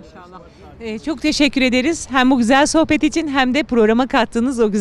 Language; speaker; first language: Turkish; native; Turkish